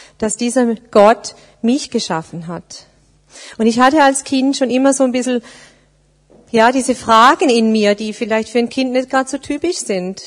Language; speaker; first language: German; native; German